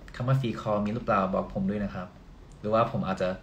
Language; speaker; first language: Thai; early bilingual, heritage; Thai